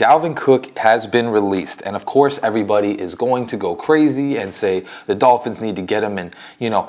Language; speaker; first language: English; native; English